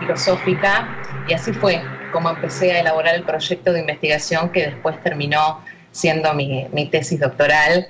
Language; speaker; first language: Spanish; native; Spanish